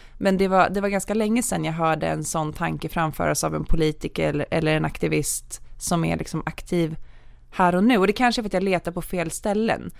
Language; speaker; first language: Swedish; native; Swedish